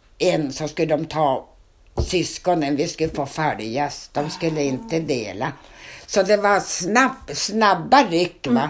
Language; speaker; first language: Swedish; early bilingual, other home language; Finnish